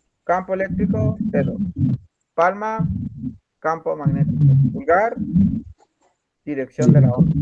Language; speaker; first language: Spanish; native; Spanish